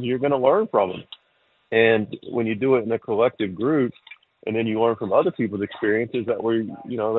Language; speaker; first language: English; native; English